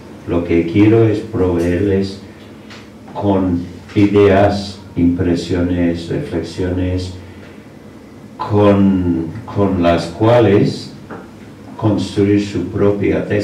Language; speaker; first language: Spanish; non-native, fluent; English